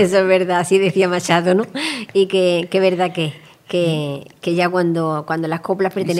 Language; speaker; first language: Spanish; native; Spanish